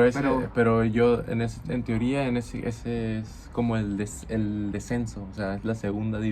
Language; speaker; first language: Spanish; native; Spanish